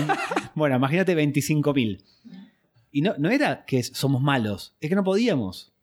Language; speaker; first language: Spanish; native; Spanish